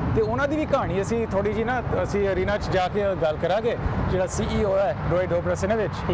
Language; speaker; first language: Punjabi; early bilingual, heritage; Punjabi